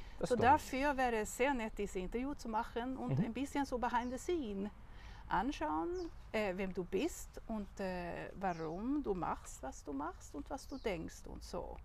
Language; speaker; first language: German; non-native, learner; Swedish